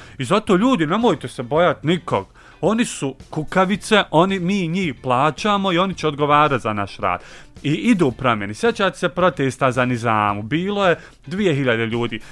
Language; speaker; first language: Bosnian; native; Bosnian